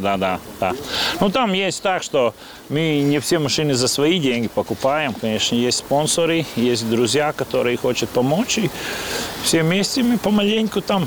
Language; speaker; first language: Russian; non-native, fluent; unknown